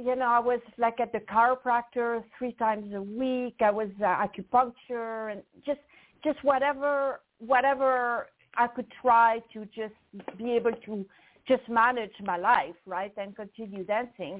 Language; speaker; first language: English; non-native, fluent; French